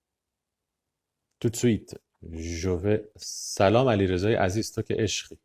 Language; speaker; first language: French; non-native, fluent; Persian